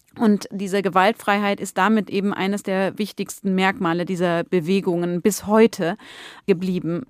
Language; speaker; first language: German; native; German